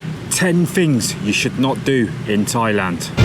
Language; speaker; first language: English; native; English